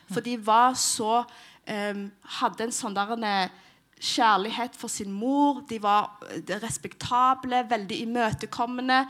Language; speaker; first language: Norwegian; early bilingual, other home language; Somali